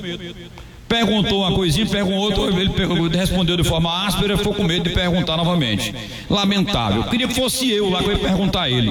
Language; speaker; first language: Portuguese; native; Portuguese